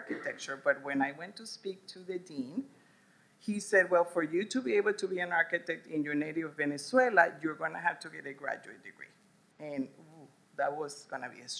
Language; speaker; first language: English; non-native, fluent; Spanish